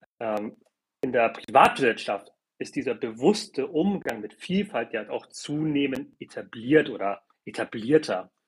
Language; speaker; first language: German; early bilingual, other home language; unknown